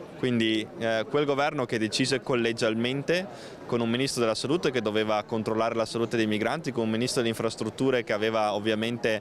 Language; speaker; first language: Italian; native; Italian